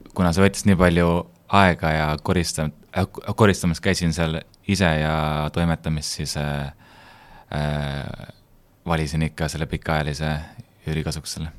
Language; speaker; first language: Estonian; native; Estonian